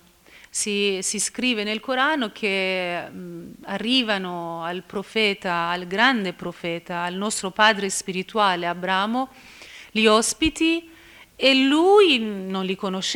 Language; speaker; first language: Italian; non-native, fluent; Persian